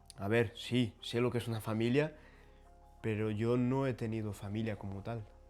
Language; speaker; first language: Spanish; early bilingual, other home language; Portuguese